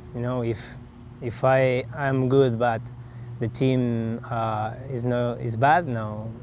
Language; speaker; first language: English; non-native, learner; Spanish